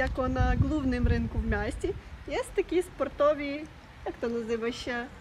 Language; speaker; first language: Polish; non-native, learner; Russian